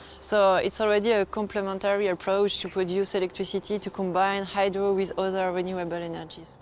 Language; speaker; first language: English; non-native, fluent; French